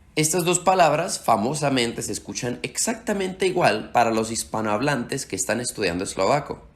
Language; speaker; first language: Spanish; early bilingual, heritage; Slovak